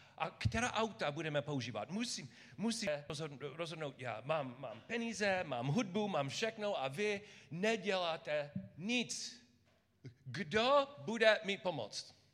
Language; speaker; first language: Czech; non-native, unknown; English